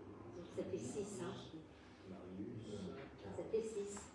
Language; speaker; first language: French; native; French